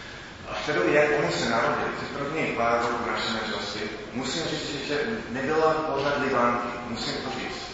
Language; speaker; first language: Czech; non-native, fluent; English